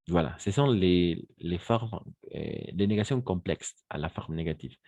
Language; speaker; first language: French; non-native, fluent; Spanish